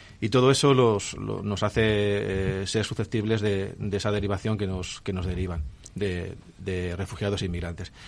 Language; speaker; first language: Spanish; native; Spanish